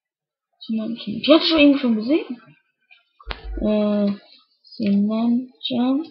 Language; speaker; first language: German; native; German